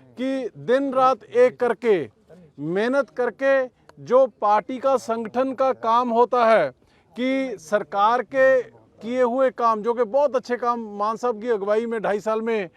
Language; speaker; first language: Hindi; non-native, local second language; Punjabi